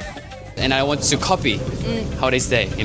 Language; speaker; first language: English; non-native, learner; Korean